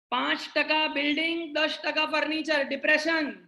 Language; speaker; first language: Hindi; non-native, local second language; Gujarati